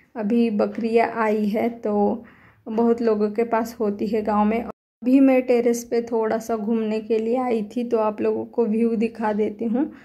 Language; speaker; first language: Hindi; non-native, local second language; Marathi